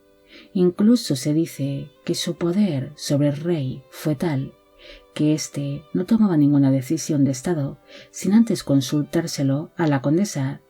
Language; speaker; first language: Spanish; native; Spanish